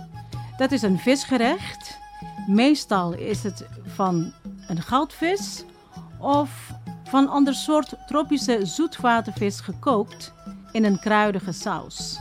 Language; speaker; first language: Dutch; non-native, fluent; Indonesian